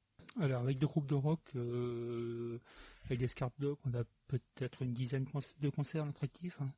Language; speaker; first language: French; native; French